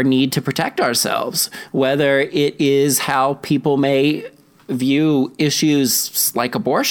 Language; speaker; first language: English; native; English